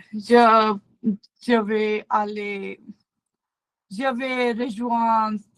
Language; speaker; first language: French; non-native, learner; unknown